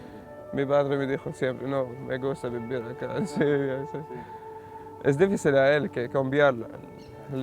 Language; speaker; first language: Spanish; non-native, learner; Arabic